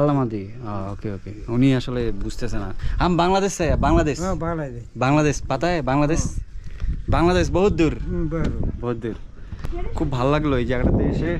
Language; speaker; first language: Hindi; non-native, learner; Bangla